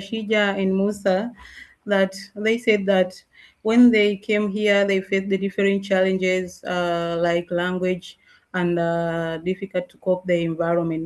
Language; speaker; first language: English; non-native, local second language; Swahili